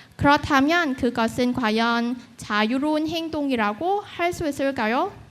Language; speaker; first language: Korean; non-native, fluent; Vietnamese